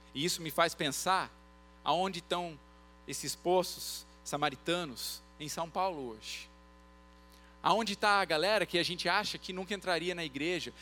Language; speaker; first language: Portuguese; early bilingual, other home language; English